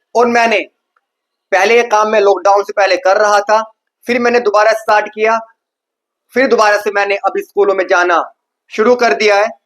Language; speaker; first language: Hindi; native; Hindi